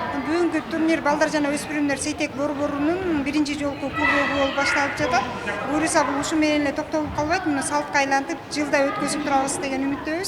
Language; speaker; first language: Kyrgyz; native; Kyrgyz